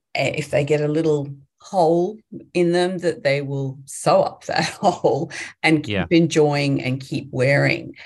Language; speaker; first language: English; native; English